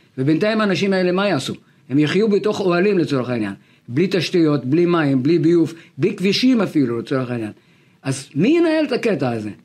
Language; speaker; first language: Hebrew; non-native, local second language; Arabic